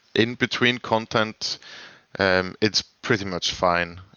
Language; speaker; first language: English; non-native, fluent; Swedish